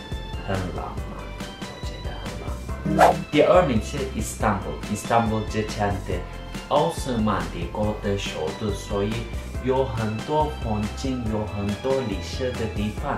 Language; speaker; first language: Chinese; non-native, learner; Turkish